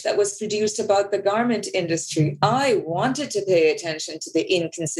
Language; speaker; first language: English; non-native, local second language; Bangla